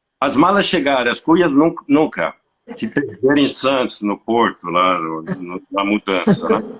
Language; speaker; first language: Portuguese; non-native, fluent; French